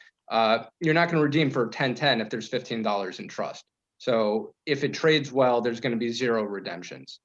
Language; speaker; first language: English; native; English